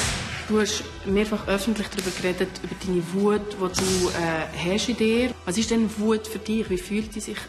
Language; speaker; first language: German; native; German